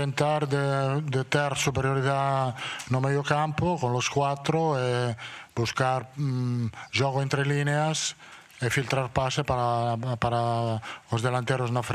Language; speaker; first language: Portuguese; non-native, learner; Italian